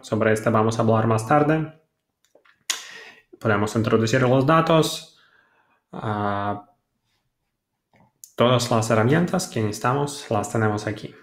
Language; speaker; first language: Spanish; non-native, fluent; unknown